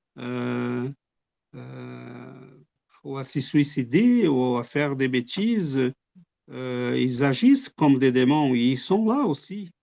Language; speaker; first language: French; non-native, fluent; Portuguese